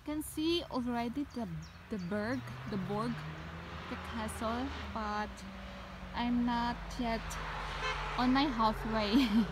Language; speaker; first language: English; non-native, local second language; Cebuano